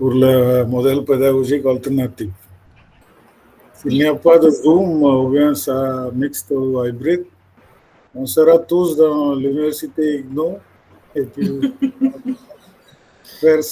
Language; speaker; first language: French; non-native, fluent; Malayalam